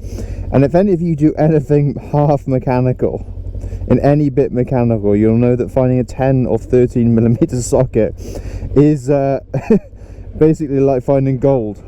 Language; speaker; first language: English; native; English